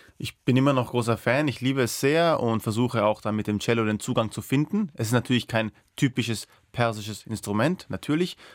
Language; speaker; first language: German; non-native, local second language; Persian